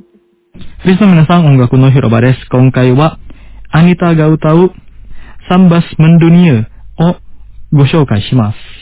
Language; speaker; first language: Japanese; non-native, fluent; Indonesian